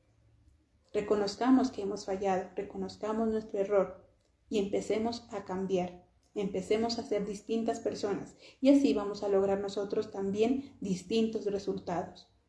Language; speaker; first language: Spanish; native; Spanish